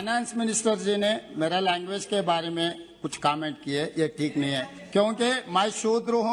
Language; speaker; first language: Hindi; non-native, local second language; Telugu